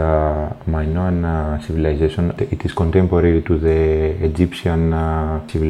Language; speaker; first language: English; non-native, fluent; Greek